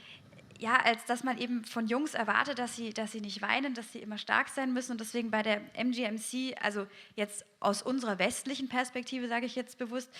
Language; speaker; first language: German; native; German